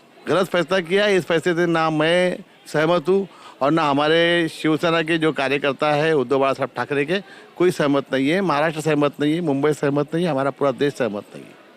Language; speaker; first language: Hindi; non-native, local second language; Marathi